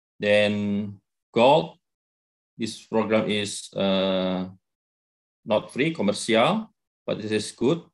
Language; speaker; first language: English; non-native, learner; Indonesian